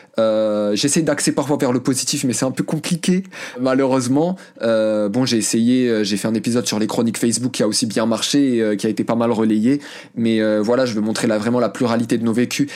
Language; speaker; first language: French; early bilingual, other home language; Arabic